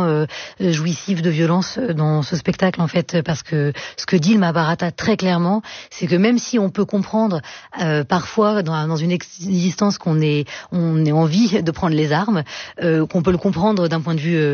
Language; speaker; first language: French; native; French